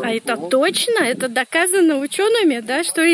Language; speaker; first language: Russian; native; Russian